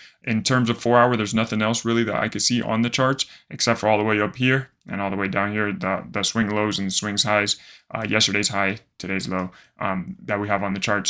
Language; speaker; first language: English; native; English